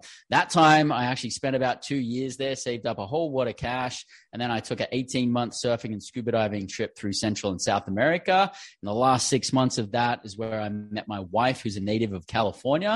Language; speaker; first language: English; native; English